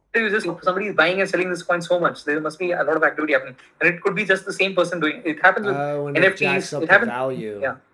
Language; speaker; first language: English; non-native, local second language; Kannada